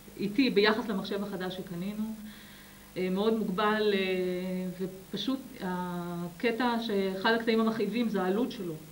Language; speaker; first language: Hebrew; native; Hebrew